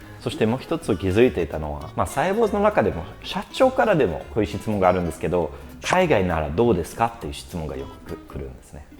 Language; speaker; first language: Japanese; non-native, fluent; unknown